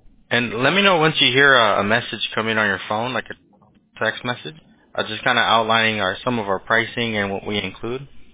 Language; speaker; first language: English; early bilingual, other home language; Spanish